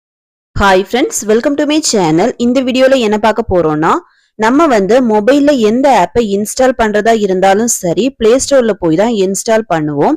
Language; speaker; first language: Tamil; native; Tamil